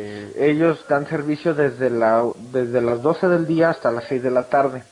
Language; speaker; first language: Spanish; native; Spanish